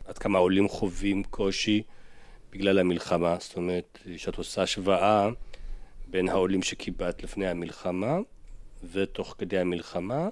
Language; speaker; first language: Hebrew; native; Hebrew